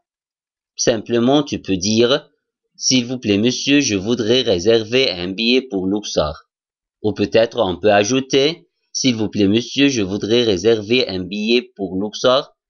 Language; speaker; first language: French; non-native, fluent; Arabic